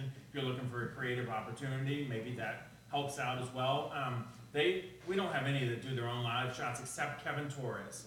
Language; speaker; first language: English; native; English